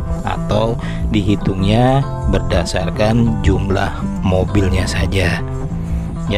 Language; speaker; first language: Indonesian; native; Indonesian